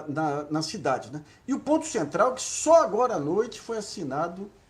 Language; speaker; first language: Portuguese; native; Portuguese